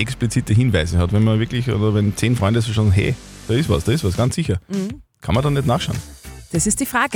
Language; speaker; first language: German; native; German